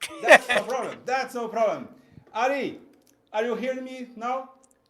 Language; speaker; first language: English; non-native, fluent; Portuguese